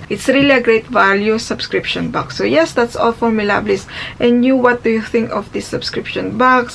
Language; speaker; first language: English; non-native, fluent; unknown